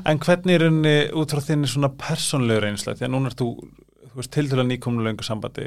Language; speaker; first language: Icelandic; native; Icelandic